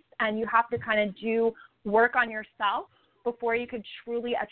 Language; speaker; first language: English; native; English